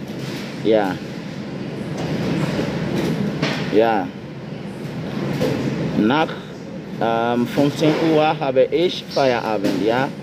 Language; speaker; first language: German; non-native, learner; Akan